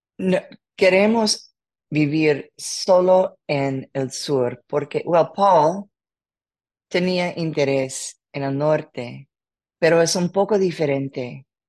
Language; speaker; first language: Spanish; non-native, learner; English